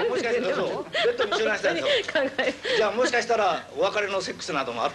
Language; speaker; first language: Japanese; native; Japanese